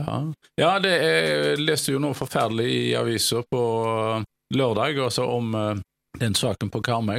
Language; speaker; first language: Norwegian; native; Norwegian